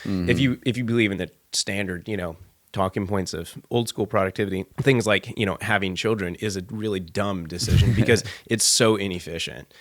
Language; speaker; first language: English; native; English